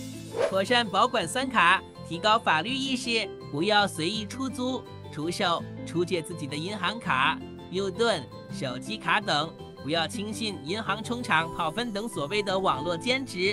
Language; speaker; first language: Chinese; native; Chinese